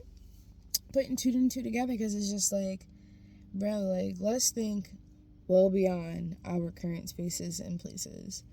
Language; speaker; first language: English; native; English